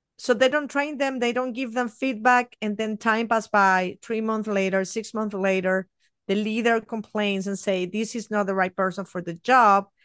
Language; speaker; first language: English; non-native, fluent; Spanish